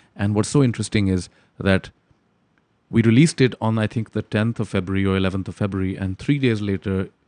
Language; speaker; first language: English; non-native, local second language; Urdu